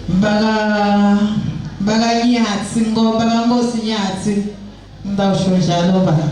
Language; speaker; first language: Zulu; non-native, local second language; Swati